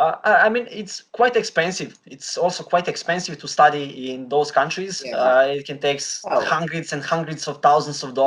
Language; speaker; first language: English; non-native, fluent; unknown